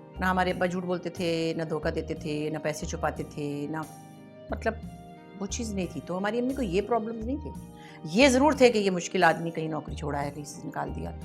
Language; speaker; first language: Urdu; non-native, local second language; Punjabi